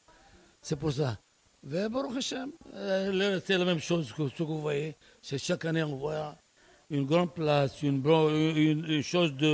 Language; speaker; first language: French; non-native, learner; Arabic